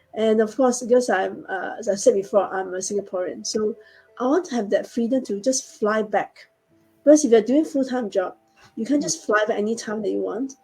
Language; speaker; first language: English; non-native, local second language; Chinese